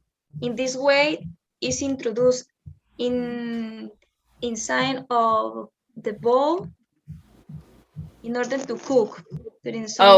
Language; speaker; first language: English; non-native, learner; Spanish